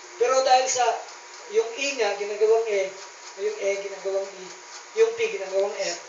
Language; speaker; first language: Filipino; non-native, local second language; Cebuano